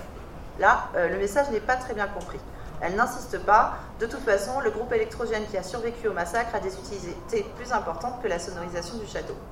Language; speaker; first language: French; native; French